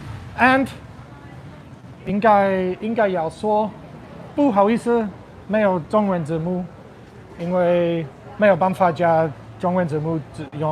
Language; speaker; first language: Chinese; non-native, fluent; English